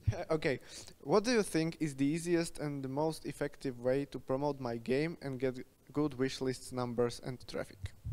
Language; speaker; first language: English; non-native, fluent; Slovak